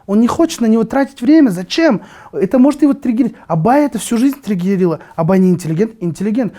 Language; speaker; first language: Russian; non-native, local second language; Kazakh